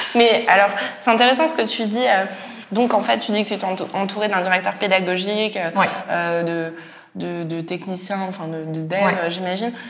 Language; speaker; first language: French; native; French